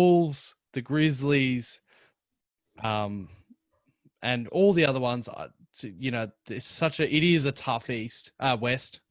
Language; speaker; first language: English; native; English